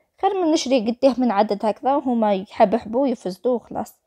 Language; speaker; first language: Arabic; native; Arabic